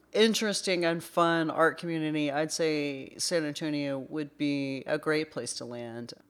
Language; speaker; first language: English; native; English